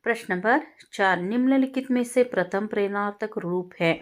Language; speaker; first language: Hindi; non-native, local second language; Kannada